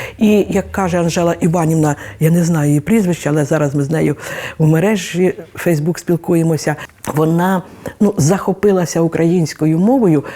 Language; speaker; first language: Ukrainian; native; Ukrainian